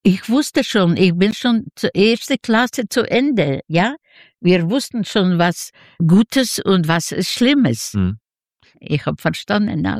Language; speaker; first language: German; non-native, learner; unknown